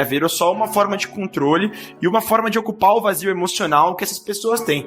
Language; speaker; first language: Portuguese; native; Portuguese